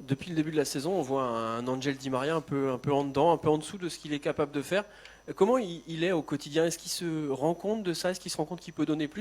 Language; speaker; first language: French; native; French